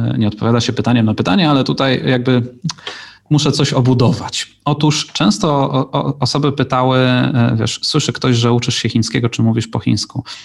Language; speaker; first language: Polish; native; Polish